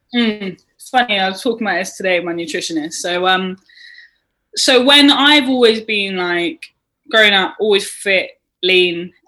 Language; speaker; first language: English; native; English